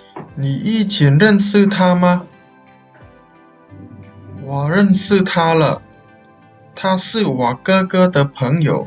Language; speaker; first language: Chinese; non-native, fluent; Khmer